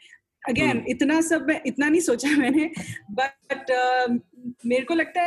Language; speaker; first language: English; non-native, local second language; Hindi